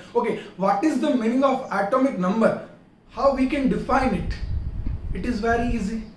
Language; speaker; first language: English; non-native, local second language; Gujarati